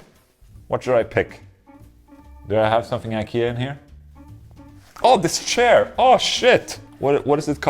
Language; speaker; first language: English; non-native, fluent; Swedish